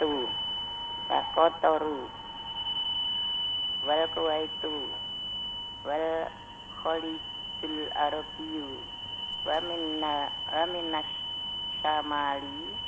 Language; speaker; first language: Arabic; non-native, learner; Indonesian